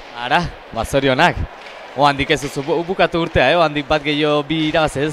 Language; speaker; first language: Basque; native; Basque